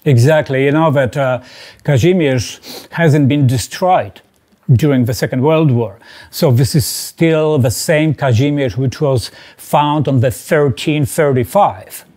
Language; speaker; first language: English; non-native, fluent; Polish